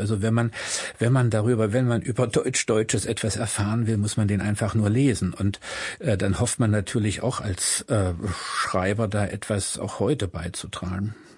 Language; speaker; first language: German; native; German